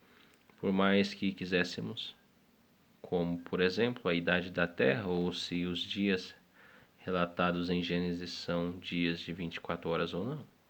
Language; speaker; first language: Portuguese; native; Portuguese